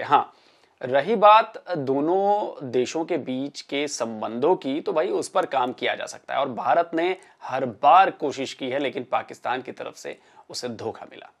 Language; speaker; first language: Hindi; native; Hindi